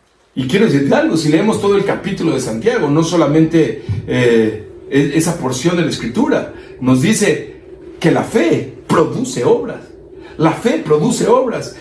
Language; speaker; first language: Spanish; native; Spanish